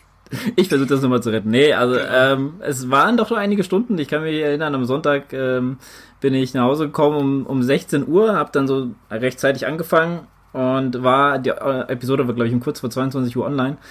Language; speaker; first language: German; native; German